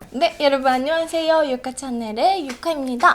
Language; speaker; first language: Korean; non-native, learner; Japanese